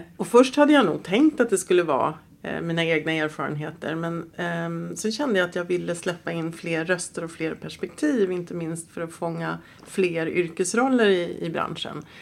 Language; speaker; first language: Swedish; native; Swedish